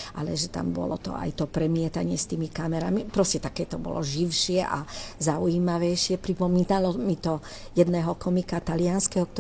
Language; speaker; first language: Slovak; native; Slovak